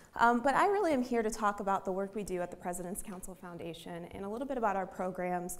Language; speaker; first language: English; native; English